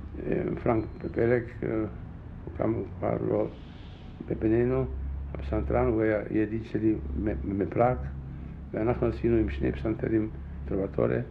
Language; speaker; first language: Hebrew; non-native, fluent; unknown